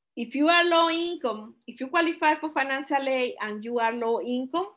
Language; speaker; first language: English; non-native, fluent; Spanish